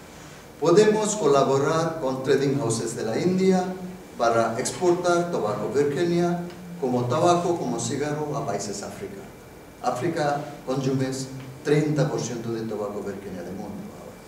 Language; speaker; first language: Spanish; non-native, fluent; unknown